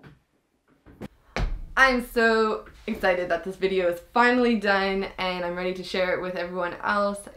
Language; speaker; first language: English; native; English